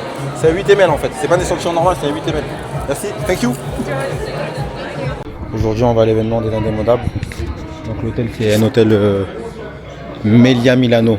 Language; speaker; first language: French; native; French